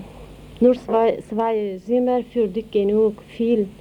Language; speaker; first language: German; non-native, learner; Turkish